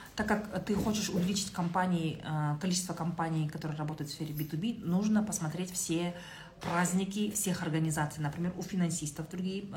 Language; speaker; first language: Russian; non-native, local second language; Kazakh